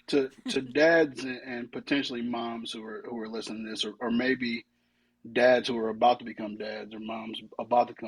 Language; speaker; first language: English; native; English